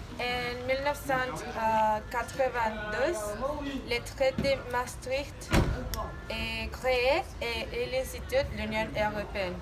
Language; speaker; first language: French; non-native, learner; Spanish